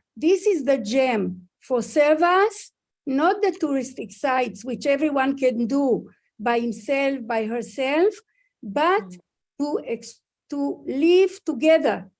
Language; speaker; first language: English; non-native, fluent; Hebrew